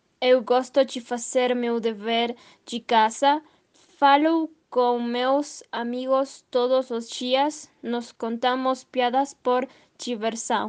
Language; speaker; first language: Portuguese; non-native, learner; Spanish